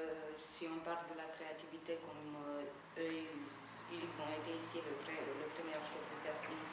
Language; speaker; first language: French; non-native, fluent; Romanian